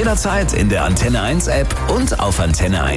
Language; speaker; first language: German; native; German